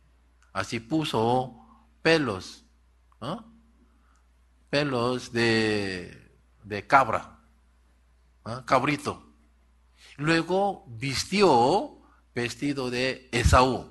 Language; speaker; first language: Spanish; non-native, learner; Korean